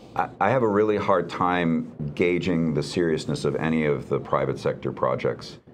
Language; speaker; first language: English; native; English